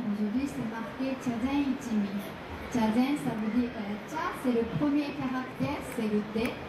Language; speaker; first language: French; non-native, fluent; Japanese